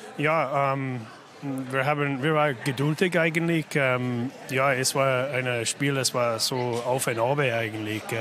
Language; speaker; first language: German; non-native, fluent; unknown